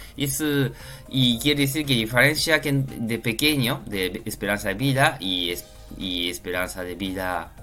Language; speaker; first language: Spanish; non-native, learner; Japanese